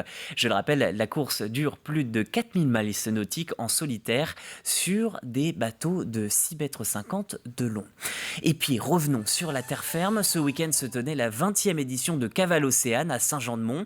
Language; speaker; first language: French; native; French